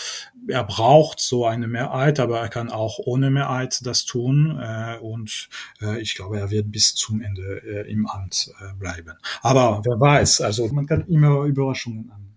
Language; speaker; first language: German; non-native, fluent; French